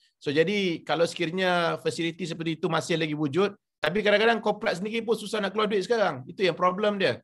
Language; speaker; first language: Malay; native; Malay